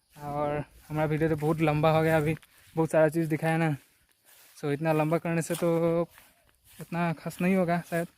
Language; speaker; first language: Hindi; non-native, local second language; Assamese